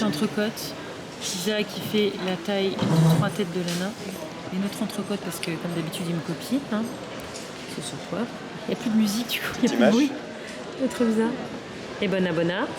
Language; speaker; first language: French; native; French